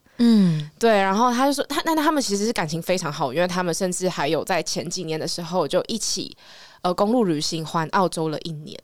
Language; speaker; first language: Chinese; native; Chinese